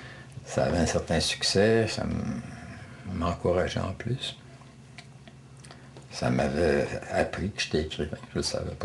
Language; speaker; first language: French; native; French